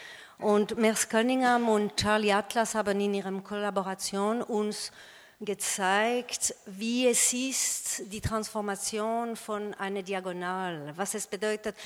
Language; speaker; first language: German; non-native, fluent; French